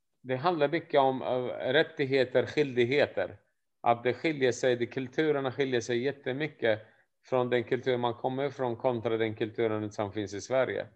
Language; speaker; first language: Swedish; non-native, fluent; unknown